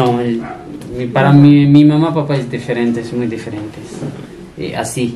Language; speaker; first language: Spanish; non-native, learner; Punjabi